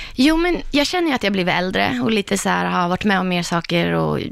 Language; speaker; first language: Swedish; native; Swedish